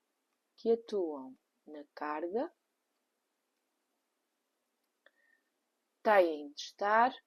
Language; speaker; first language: Portuguese; native; Portuguese